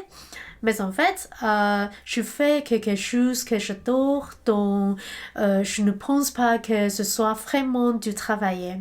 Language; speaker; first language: French; non-native, learner; Cantonese